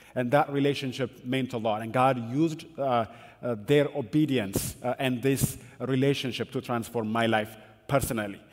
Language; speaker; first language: English; non-native, fluent; Amharic